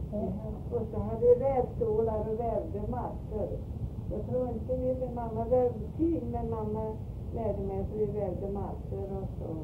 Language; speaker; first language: Swedish; early bilingual, heritage; Swedish